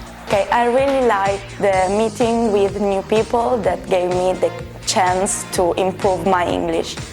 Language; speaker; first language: English; non-native, fluent; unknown